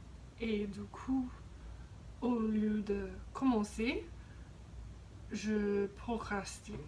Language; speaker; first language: French; non-native, fluent; English